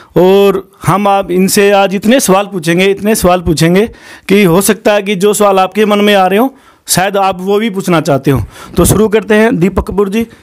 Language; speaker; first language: Hindi; native; Hindi